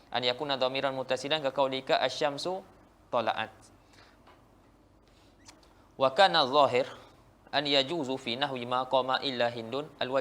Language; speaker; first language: Arabic; non-native, fluent; Malay